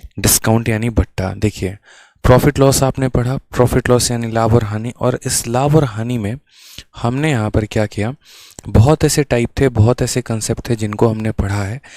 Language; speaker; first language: Hindi; native; Hindi